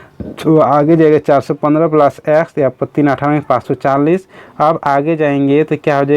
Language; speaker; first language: Hindi; native; Hindi